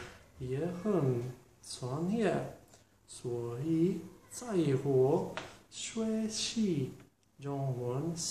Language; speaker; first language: Chinese; non-native, learner; Italian